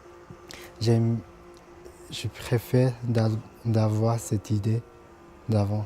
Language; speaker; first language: French; non-native, fluent; Japanese